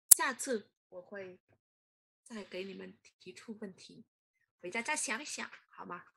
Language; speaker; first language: Chinese; non-native, fluent; Vietnamese